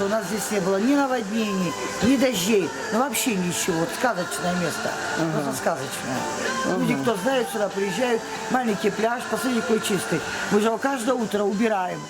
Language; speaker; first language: Russian; native; Russian